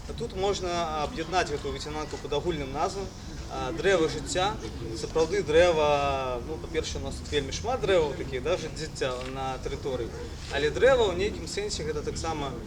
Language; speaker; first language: Belarusian; non-native, local second language; Russian